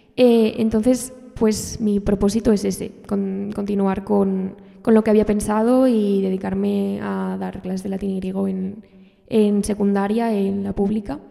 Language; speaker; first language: Spanish; native; Spanish